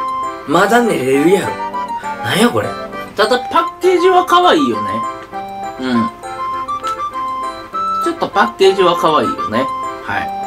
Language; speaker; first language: Japanese; native; Japanese